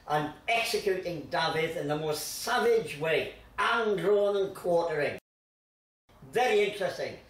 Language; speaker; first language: English; native; English